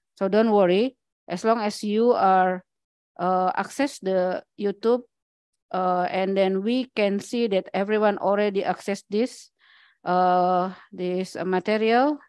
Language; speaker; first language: English; non-native, learner; Indonesian